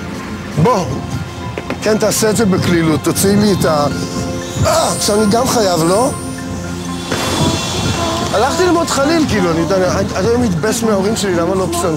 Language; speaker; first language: Hebrew; native; Hebrew